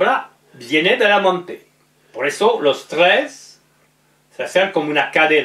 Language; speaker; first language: Spanish; non-native, learner; French